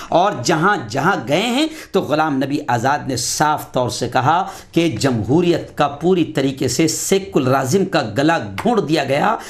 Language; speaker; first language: Urdu; native; Urdu